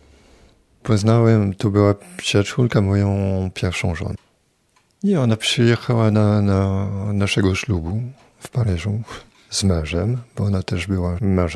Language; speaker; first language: Polish; non-native, fluent; French